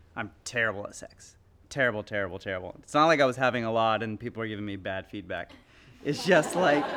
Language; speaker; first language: English; native; English